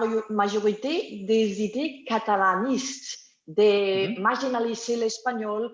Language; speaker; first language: French; non-native, learner; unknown